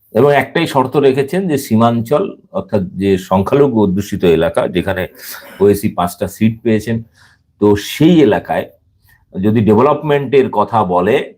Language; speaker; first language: Bangla; native; Bangla